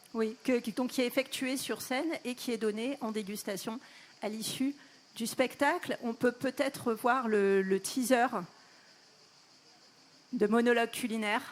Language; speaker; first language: French; native; French